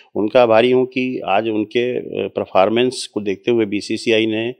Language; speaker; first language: Hindi; native; Hindi